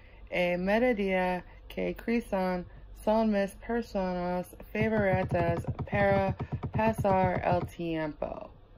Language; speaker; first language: Spanish; non-native, learner; English